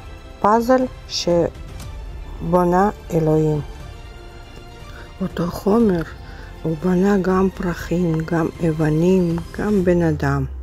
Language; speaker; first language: Hebrew; non-native, learner; Russian